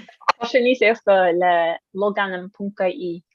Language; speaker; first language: Irish; non-native, learner; English